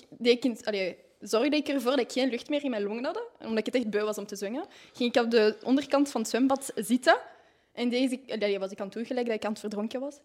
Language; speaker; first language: Dutch; non-native, local second language; French